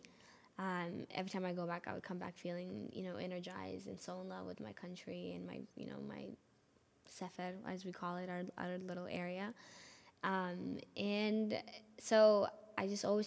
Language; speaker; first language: English; early bilingual, other home language; Amharic